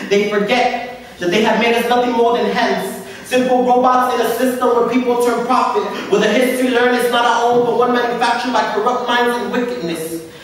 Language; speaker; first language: English; early bilingual, other home language; Spanish